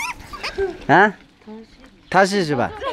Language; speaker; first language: Chinese; native; Chinese